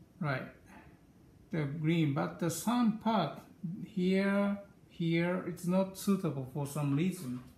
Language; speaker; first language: English; non-native, learner; Japanese